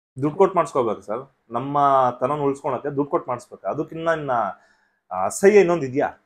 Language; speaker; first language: Kannada; non-native, local second language; Telugu